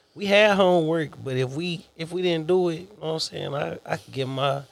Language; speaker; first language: English; native; English